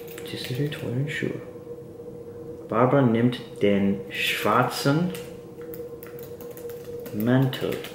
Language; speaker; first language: German; non-native, learner; English